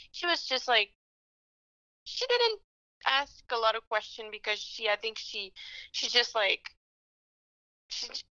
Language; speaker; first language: English; non-native, fluent; French